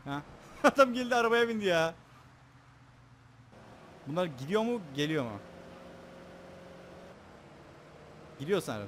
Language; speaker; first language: Turkish; native; Turkish